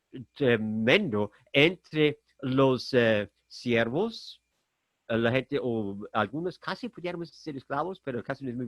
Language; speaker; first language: Spanish; non-native, fluent; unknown